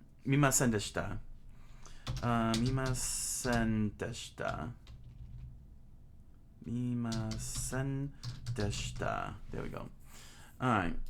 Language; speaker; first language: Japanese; non-native, learner; English